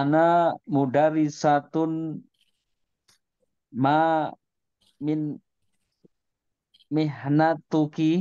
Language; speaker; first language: Arabic; non-native, learner; Indonesian